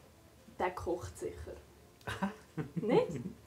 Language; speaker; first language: German; native; German